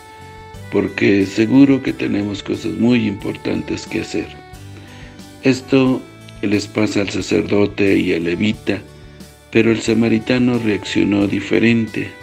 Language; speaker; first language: Spanish; native; Spanish